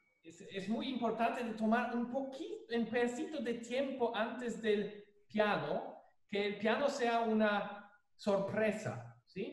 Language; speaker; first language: Spanish; non-native, fluent; German